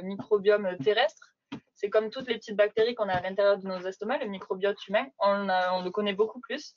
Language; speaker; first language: French; native; French